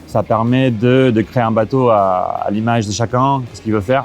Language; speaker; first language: French; non-native, fluent; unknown